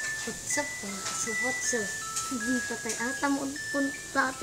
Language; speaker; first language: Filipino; non-native, local second language; Cebuano